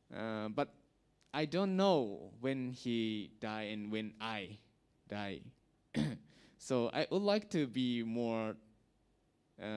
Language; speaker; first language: English; non-native, learner; Japanese